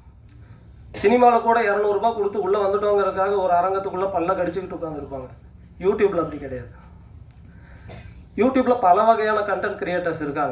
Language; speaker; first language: Tamil; native; Tamil